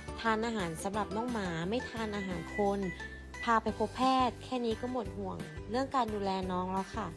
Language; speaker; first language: Thai; native; Thai